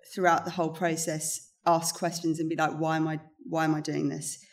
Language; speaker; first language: English; native; English